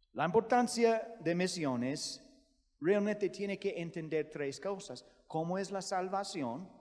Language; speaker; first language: Spanish; non-native, fluent; English